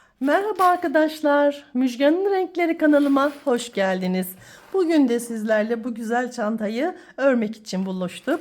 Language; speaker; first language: Turkish; native; Turkish